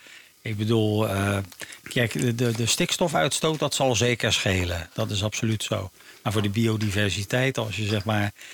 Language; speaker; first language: Dutch; native; Dutch